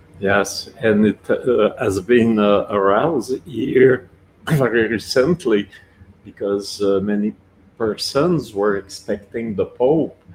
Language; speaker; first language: English; non-native, local second language; French